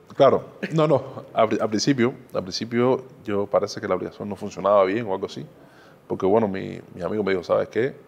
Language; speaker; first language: Spanish; native; Spanish